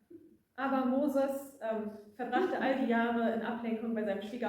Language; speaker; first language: German; native; German